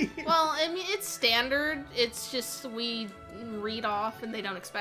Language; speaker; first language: English; native; English